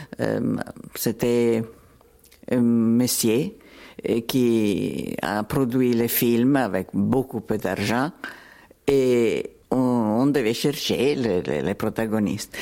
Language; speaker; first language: French; non-native, learner; Italian